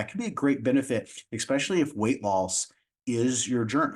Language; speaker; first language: English; native; English